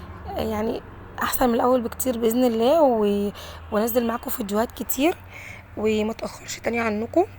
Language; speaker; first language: Arabic; native; Arabic